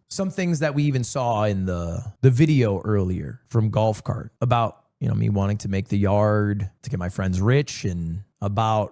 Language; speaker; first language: English; native; English